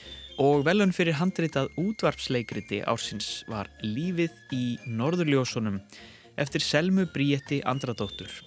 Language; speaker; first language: Icelandic; native; Icelandic